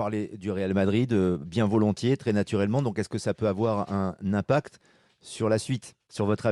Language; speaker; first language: French; native; French